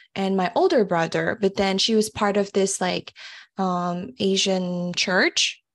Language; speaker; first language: English; early bilingual, other home language; Indonesian